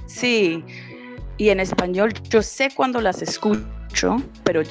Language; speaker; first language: Spanish; early bilingual, heritage; Spanish